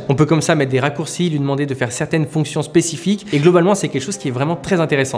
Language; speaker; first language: French; native; French